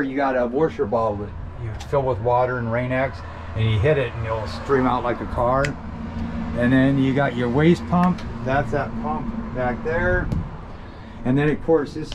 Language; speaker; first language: English; native; English